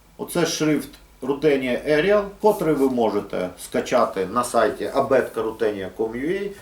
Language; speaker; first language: Ukrainian; non-native, local second language; Russian